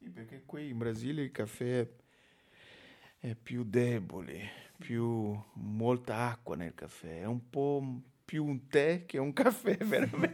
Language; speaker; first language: Italian; non-native, fluent; Portuguese